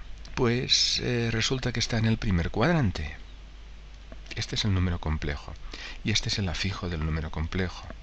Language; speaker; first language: Spanish; native; Spanish